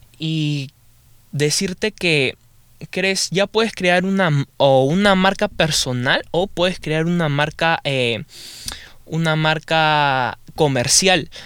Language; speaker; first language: Spanish; native; Spanish